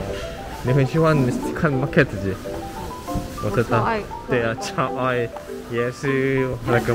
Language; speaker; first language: Chinese; non-native, fluent; Korean